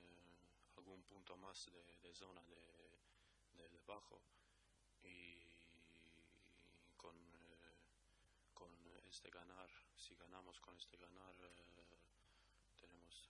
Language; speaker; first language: Spanish; non-native, learner; Croatian